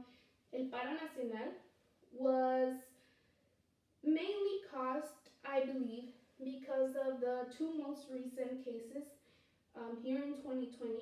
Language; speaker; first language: English; non-native, fluent; Spanish